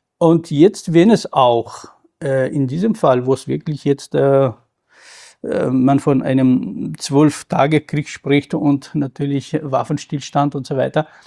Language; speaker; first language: German; non-native, fluent; Kurdish